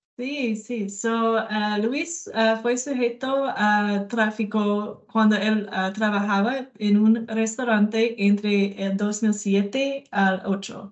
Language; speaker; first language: Spanish; non-native, learner; English